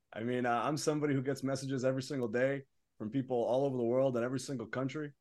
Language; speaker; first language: English; early bilingual, other home language; Arabic